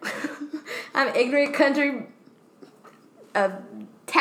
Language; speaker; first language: English; non-native, fluent; Spanish